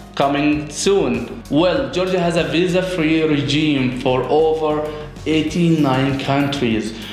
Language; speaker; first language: English; non-native, fluent; Arabic